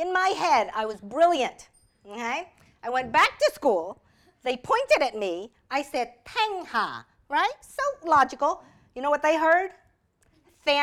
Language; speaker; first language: English; early bilingual, other home language; Vietnamese